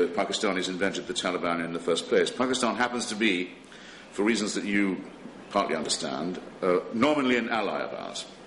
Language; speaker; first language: English; native; English